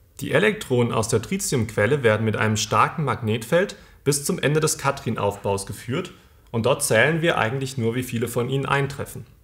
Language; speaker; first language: German; native; German